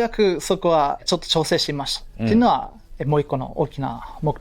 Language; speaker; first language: Japanese; non-native, fluent; English